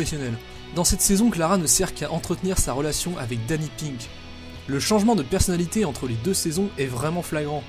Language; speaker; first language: French; native; French